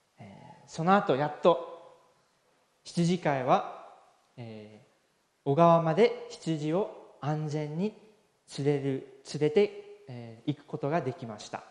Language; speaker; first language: Japanese; non-native, fluent; English